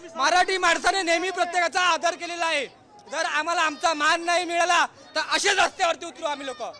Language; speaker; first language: Marathi; native; Marathi